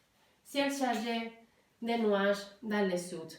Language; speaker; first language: French; non-native, learner; Spanish